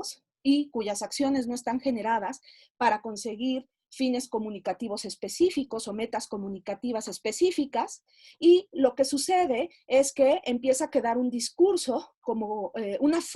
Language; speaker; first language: Spanish; native; Spanish